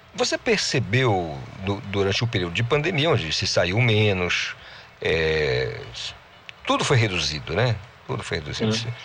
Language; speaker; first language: Portuguese; native; Portuguese